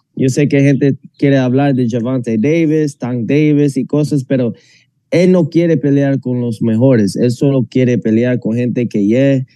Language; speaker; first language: Spanish; non-native, fluent; English